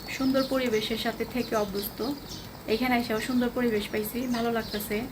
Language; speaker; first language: Bangla; early bilingual, heritage; Bangla